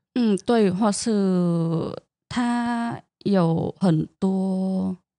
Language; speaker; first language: Chinese; non-native, learner; Vietnamese